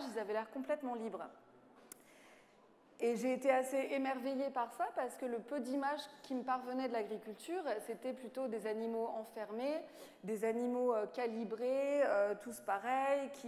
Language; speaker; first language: French; native; French